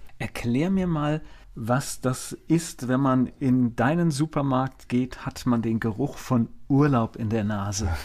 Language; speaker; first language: German; native; German